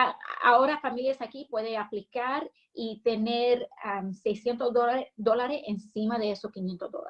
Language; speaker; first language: Spanish; early bilingual, heritage; English